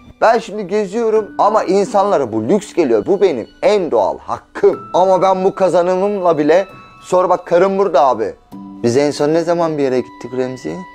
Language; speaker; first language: Turkish; native; Turkish